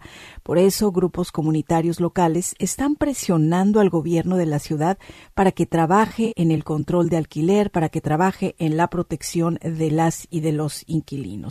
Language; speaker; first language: Spanish; native; Spanish